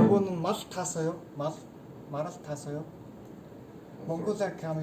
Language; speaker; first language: Korean; non-native, learner; Mongolian